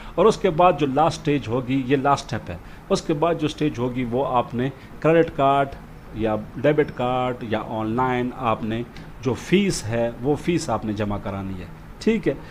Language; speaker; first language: Urdu; native; Urdu